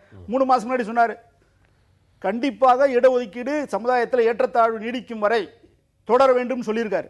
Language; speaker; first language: Tamil; native; Tamil